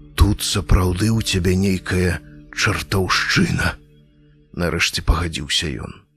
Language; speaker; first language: Belarusian; native; Belarusian